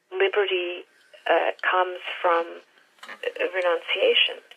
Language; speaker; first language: English; native; English